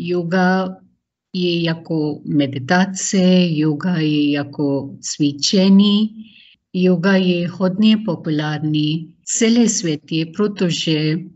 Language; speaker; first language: Czech; non-native, learner; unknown